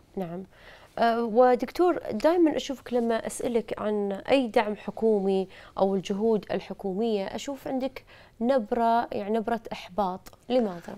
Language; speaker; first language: Arabic; native; Arabic